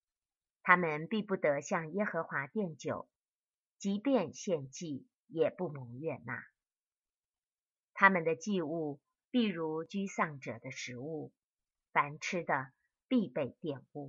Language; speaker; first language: Chinese; native; Chinese